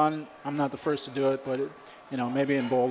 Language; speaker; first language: English; native; English